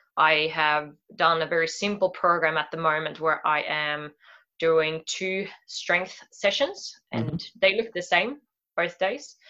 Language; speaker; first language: English; non-native, fluent; Swedish